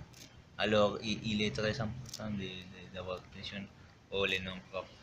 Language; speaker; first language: French; non-native, learner; Spanish